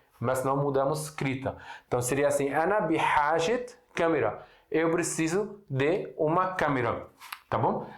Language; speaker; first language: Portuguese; non-native, fluent; Arabic